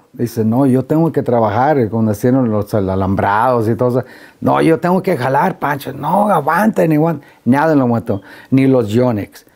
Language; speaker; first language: Spanish; early bilingual, heritage; Spanish